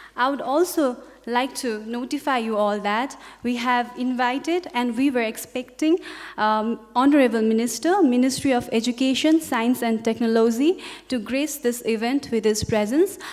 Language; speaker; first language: English; non-native, local second language; Nepali